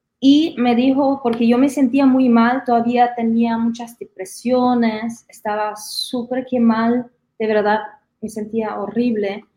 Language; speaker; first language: Spanish; non-native, fluent; German